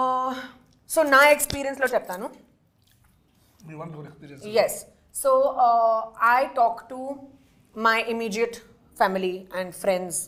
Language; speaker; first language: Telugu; non-native, learner; Hindi